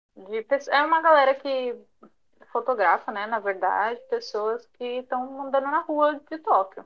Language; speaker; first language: Portuguese; early bilingual, other home language; Japanese